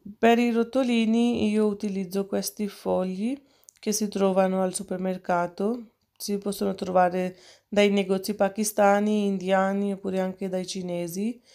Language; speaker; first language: Italian; non-native, fluent; Urdu